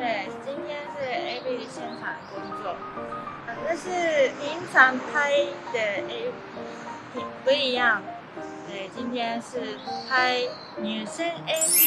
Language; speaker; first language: Chinese; early bilingual, heritage; Japanese